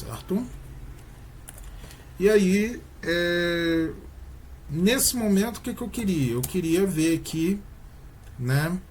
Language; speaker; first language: Portuguese; native; Portuguese